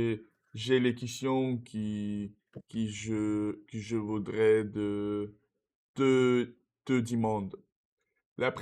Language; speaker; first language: French; non-native, learner; Russian